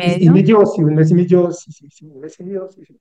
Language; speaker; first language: Spanish; non-native, learner; French